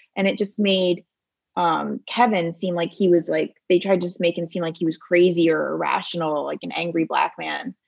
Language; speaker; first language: English; native; English